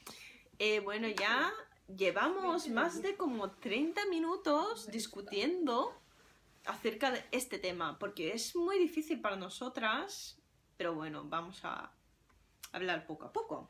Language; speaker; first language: Spanish; non-native, fluent; Japanese